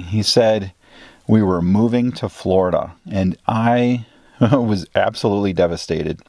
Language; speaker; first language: English; native; English